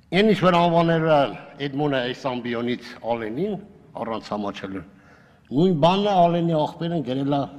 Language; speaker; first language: Armenian; native; Armenian